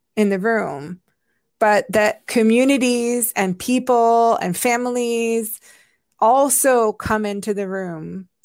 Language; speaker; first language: English; non-native, fluent; Hungarian